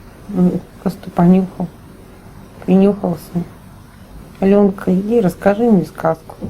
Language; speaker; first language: Russian; native; Russian